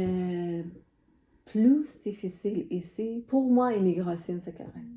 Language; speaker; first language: French; non-native, learner; Persian